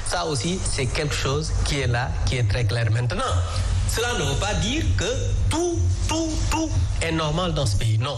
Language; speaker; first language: French; non-native, local second language; Wolof